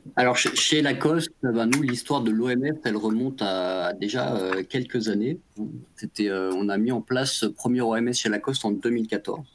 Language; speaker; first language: French; native; French